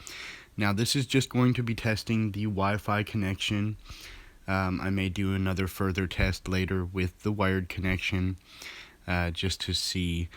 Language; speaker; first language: English; native; English